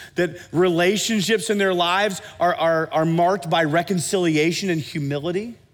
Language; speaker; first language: English; native; English